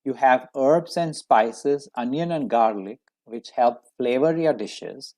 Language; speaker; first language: English; non-native, local second language; Marathi